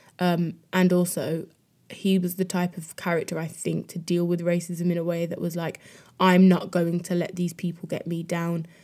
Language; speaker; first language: English; native; English